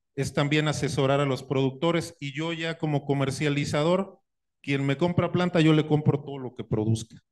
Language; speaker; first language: Spanish; native; Spanish